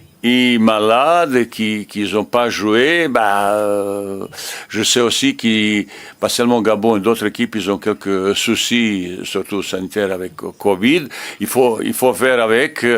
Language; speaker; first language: French; non-native, learner; Bosnian